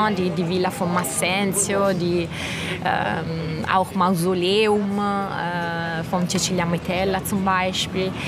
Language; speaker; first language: German; non-native, fluent; Italian